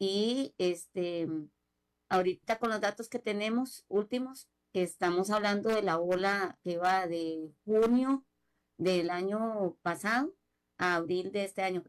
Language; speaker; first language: Spanish; native; Spanish